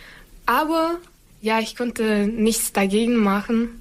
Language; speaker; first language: German; non-native, fluent; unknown